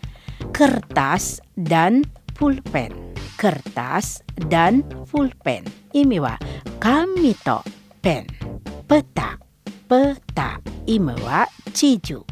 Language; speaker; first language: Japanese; non-native, fluent; Indonesian